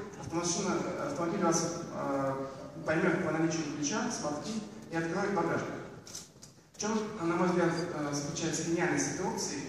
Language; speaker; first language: Russian; native; Russian